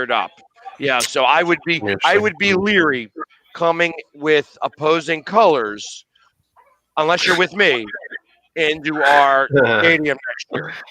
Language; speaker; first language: English; native; English